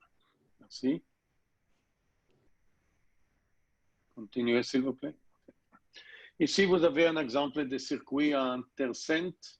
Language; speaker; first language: French; non-native, learner; Hebrew